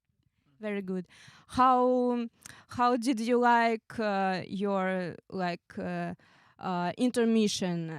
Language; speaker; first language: English; non-native, fluent; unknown